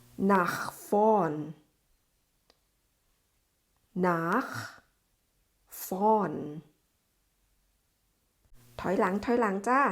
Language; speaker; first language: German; non-native, fluent; Thai